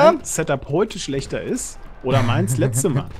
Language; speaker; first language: German; native; German